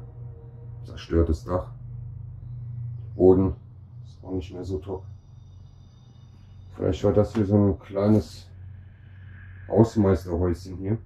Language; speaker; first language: German; native; German